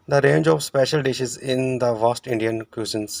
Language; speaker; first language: English; non-native, local second language; Punjabi